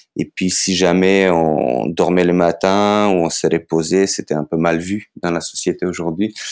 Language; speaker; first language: French; non-native, fluent; Macedonian